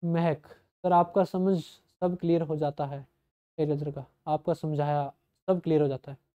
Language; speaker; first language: Hindi; native; Hindi